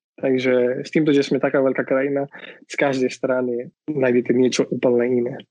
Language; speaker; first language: Slovak; non-native, fluent; Marathi